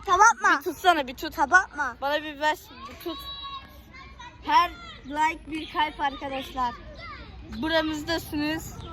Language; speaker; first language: Turkish; native; Turkish